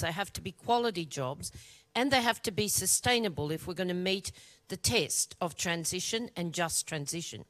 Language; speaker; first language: English; native; English